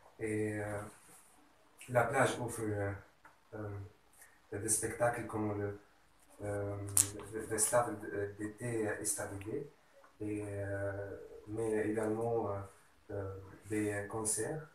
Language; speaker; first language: French; non-native, learner; Arabic